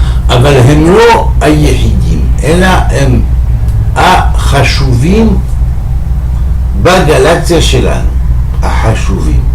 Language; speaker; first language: Hebrew; non-native, fluent; French